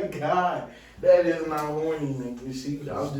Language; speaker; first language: English; native; English